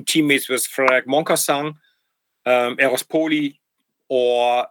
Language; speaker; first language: English; non-native, fluent; German